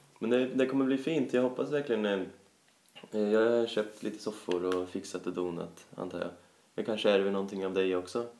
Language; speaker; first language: Swedish; native; Swedish